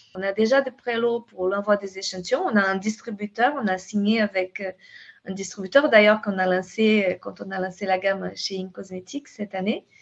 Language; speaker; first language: French; non-native, fluent; Portuguese